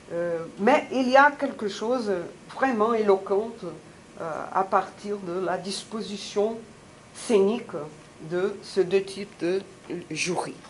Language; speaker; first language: French; non-native, fluent; Portuguese